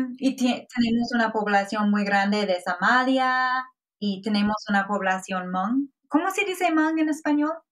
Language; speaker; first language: Spanish; non-native, fluent; English